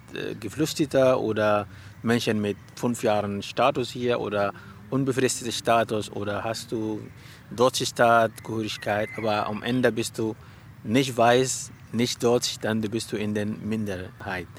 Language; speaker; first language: German; non-native, learner; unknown